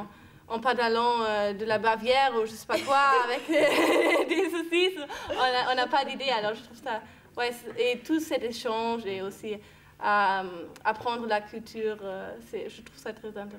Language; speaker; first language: French; non-native, fluent; German